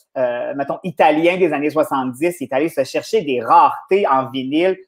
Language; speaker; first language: French; native; French